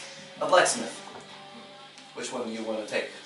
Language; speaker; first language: English; native; English